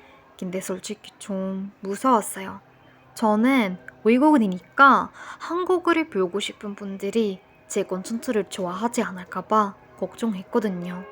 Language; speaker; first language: Korean; non-native, fluent; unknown